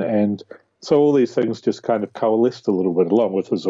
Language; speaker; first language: English; native; English